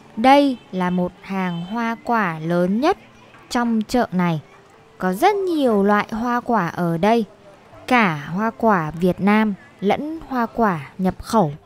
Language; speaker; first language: Vietnamese; native; Vietnamese